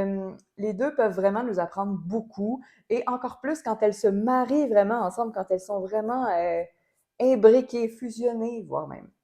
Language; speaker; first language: French; native; French